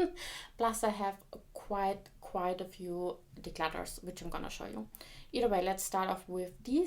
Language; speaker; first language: English; non-native, fluent; German